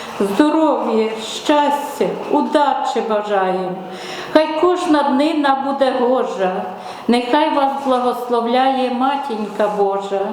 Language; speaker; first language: Ukrainian; native; Ukrainian